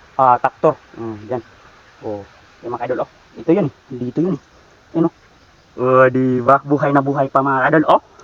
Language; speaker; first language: Filipino; non-native, local second language; Cebuano